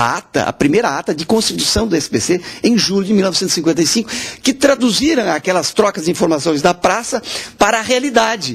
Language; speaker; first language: Portuguese; native; Portuguese